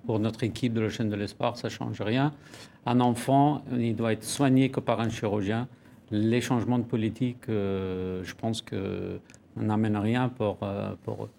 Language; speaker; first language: French; non-native, fluent; Persian